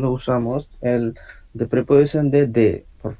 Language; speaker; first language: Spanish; non-native, learner; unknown